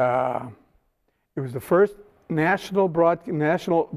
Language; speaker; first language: English; native; English